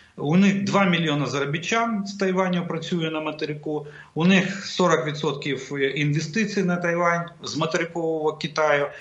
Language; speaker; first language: Ukrainian; non-native, local second language; Russian